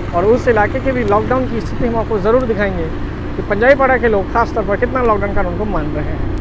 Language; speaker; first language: Hindi; native; Hindi